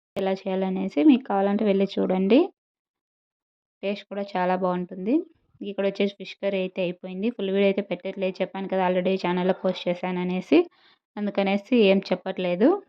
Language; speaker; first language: Telugu; native; Telugu